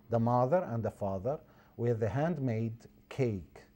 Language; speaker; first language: English; non-native, fluent; Arabic